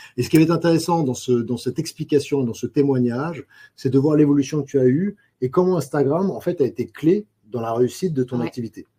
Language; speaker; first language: French; native; French